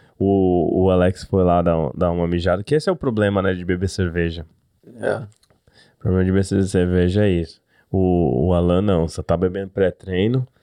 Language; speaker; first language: Portuguese; native; Portuguese